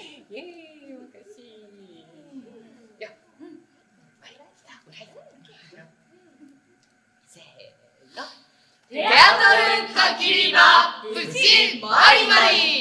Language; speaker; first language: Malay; non-native, learner; Japanese